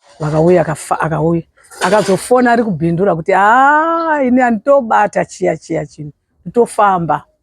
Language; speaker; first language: Shona; non-native, local second language; Nyanja